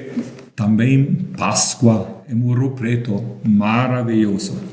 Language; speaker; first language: Portuguese; non-native, fluent; German